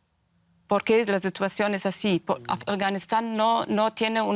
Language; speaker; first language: Spanish; non-native, fluent; Persian